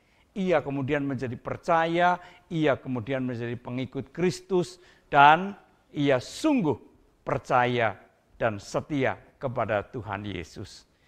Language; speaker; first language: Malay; non-native, local second language; Indonesian